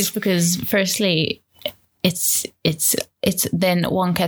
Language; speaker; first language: English; native; English